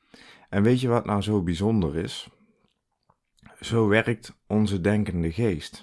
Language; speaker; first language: Dutch; native; Dutch